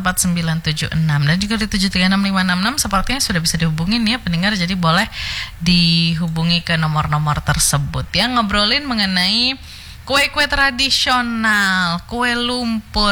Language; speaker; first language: Indonesian; native; Indonesian